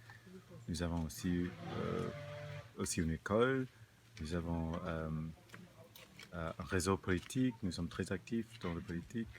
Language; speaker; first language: French; non-native, fluent; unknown